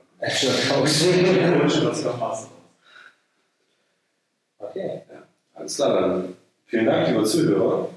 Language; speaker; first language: German; native; German